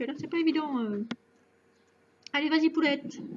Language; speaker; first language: French; native; French